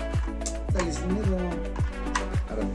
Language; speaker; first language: Spanish; native; Spanish